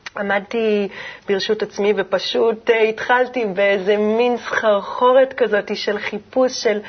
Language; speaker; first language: Hebrew; native; Hebrew